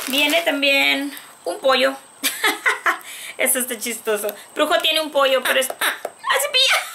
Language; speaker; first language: Spanish; native; Spanish